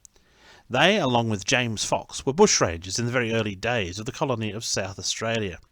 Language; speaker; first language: English; native; English